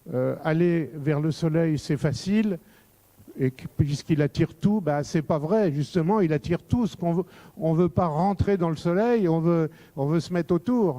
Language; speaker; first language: French; native; French